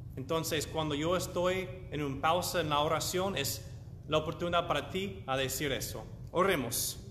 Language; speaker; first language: Spanish; non-native, learner; English